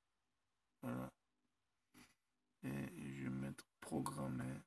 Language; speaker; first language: French; non-native, learner; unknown